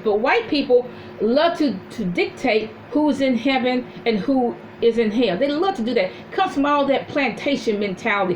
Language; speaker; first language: English; native; English